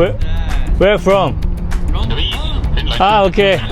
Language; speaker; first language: English; non-native, learner; Korean